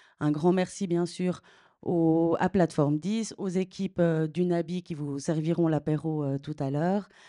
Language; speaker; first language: French; native; French